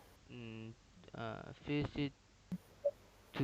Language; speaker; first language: English; non-native, learner; Indonesian